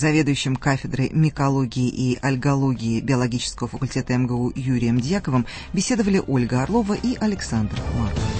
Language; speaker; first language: Russian; native; Russian